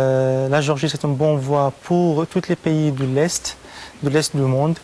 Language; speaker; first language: French; non-native, fluent; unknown